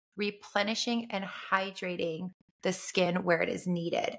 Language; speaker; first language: English; native; English